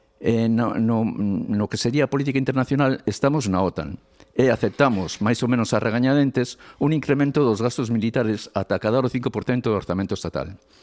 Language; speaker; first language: Galician; non-native, local second language; Spanish